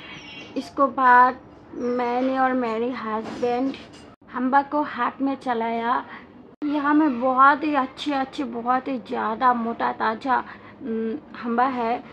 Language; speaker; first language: Hindi; non-native, learner; Bangla